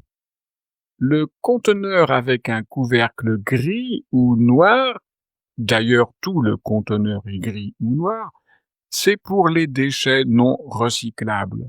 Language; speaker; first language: French; native; French